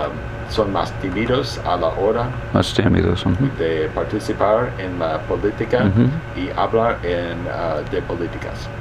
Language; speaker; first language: Spanish; early bilingual, heritage; Spanish